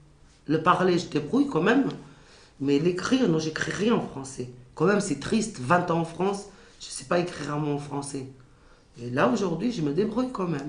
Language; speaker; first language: French; non-native, learner; Kabuverdianu